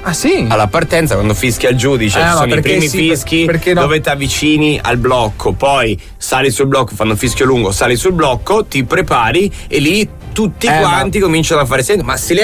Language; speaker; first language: Italian; native; Italian